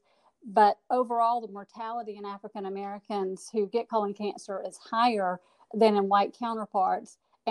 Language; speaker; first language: English; native; English